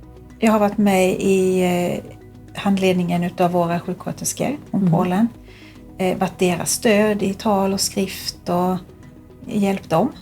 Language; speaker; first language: Swedish; native; Swedish